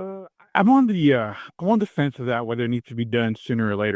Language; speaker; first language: English; native; English